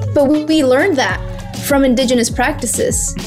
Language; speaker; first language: English; early bilingual, other home language; Spanish